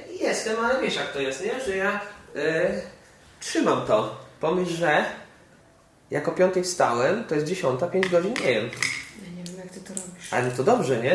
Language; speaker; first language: Polish; native; Polish